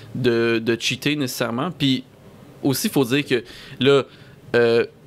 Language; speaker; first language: French; native; French